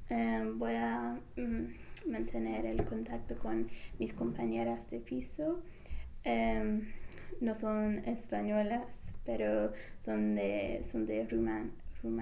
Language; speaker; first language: Spanish; non-native, fluent; English